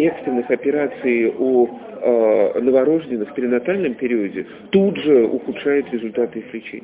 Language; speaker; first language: Russian; native; Russian